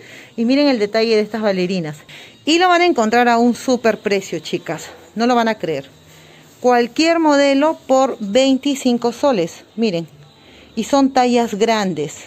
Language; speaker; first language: Spanish; native; Spanish